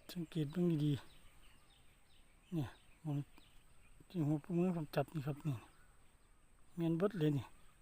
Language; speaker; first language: Thai; native; Thai